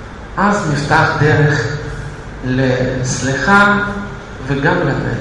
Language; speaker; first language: Hebrew; non-native, fluent; Russian